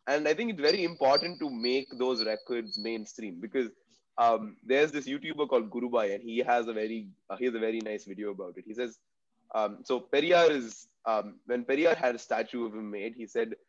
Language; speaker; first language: English; non-native, local second language; Tamil